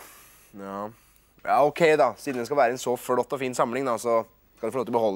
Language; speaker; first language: Norwegian; native; Norwegian